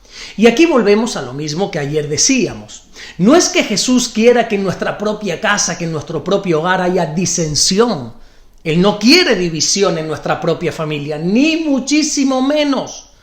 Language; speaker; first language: Spanish; native; Spanish